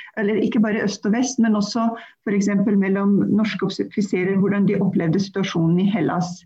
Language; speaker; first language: Norwegian; non-native, fluent; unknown